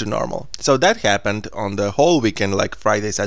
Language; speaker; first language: English; non-native, fluent; Serbian